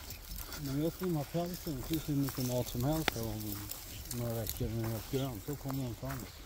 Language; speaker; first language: Swedish; non-native, learner; Turkish